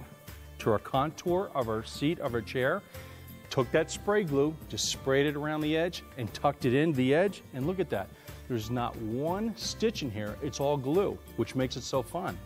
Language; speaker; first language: English; native; English